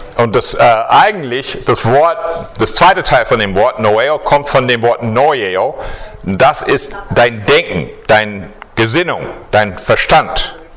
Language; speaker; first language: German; non-native, fluent; English